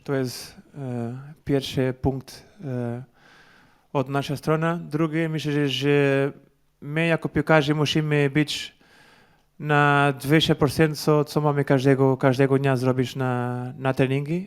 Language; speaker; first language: Polish; non-native, learner; Portuguese